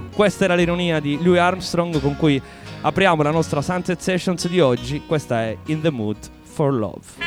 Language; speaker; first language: Italian; native; Italian